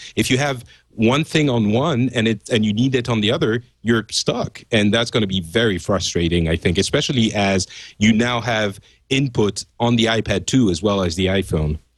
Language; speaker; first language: English; non-native, fluent; French